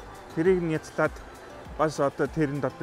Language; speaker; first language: Mongolian; non-native, fluent; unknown